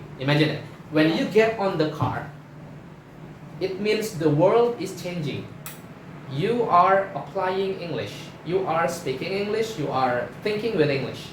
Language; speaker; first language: English; non-native, fluent; Indonesian